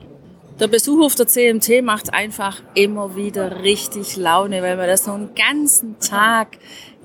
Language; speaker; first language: German; native; German